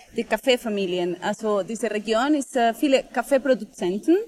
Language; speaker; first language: German; non-native, fluent; Spanish